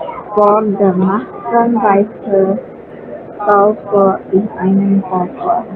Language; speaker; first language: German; non-native, learner; Indonesian